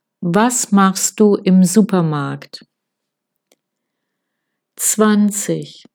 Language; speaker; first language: German; non-native, fluent; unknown